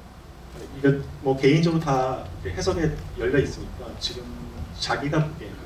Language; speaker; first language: Korean; native; Korean